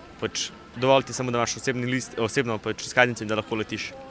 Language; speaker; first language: Slovenian; native; Slovenian